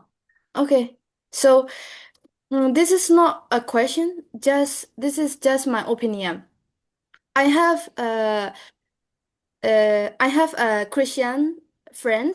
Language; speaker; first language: English; non-native, learner; Burmese